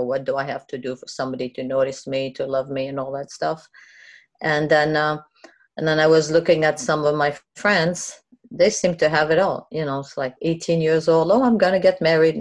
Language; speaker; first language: English; non-native, fluent; French